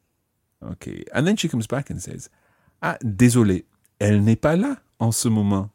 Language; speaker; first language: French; non-native, fluent; English